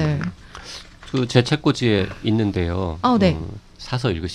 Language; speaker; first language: Korean; native; Korean